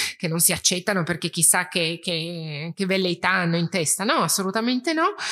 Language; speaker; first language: Italian; non-native, fluent; Persian